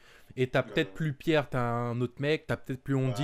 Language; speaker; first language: French; native; French